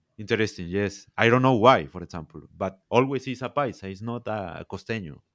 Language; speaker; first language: English; non-native, learner; Spanish